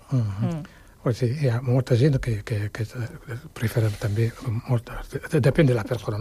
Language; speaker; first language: Catalan; non-native, fluent; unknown